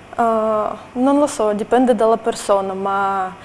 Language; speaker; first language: Italian; non-native, fluent; Russian